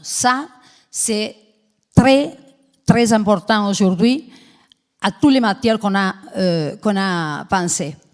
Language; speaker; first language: French; non-native, fluent; Spanish